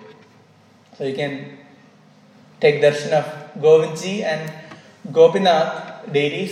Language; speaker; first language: English; non-native, local second language; Malayalam